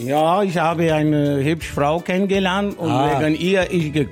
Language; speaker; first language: German; non-native, learner; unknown